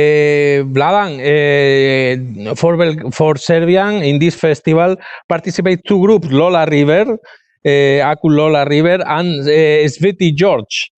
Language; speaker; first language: English; non-native, learner; Galician